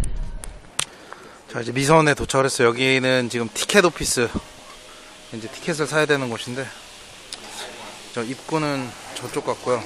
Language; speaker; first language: Korean; native; Korean